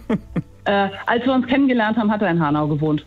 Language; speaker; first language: German; native; German